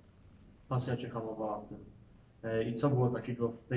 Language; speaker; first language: Polish; native; Polish